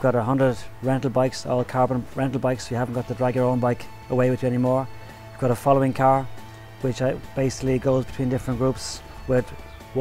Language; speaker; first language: English; native; English